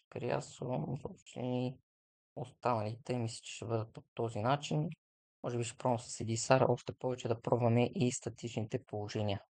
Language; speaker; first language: Bulgarian; native; Bulgarian